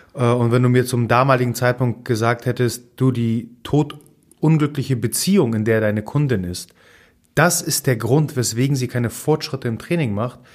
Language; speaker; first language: German; non-native, fluent; Polish